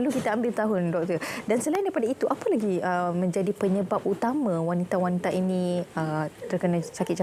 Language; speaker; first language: Malay; native; Malay